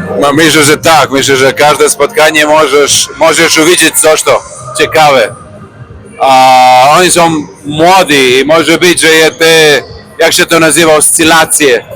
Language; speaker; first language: Polish; non-native, learner; Serbian